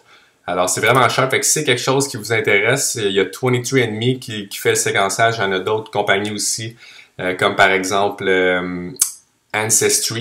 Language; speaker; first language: French; native; French